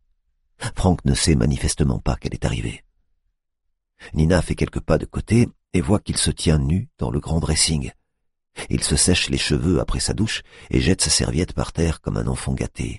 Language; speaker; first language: French; native; French